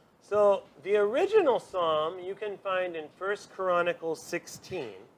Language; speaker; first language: English; native; English